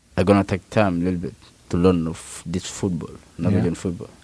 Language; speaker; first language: English; non-native, learner; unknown